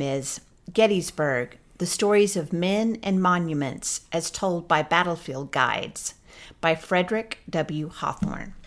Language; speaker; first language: English; native; English